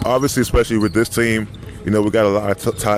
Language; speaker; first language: English; non-native, fluent; French